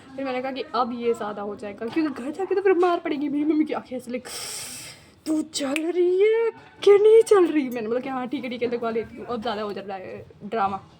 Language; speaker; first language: Hindi; non-native, local second language; Marwari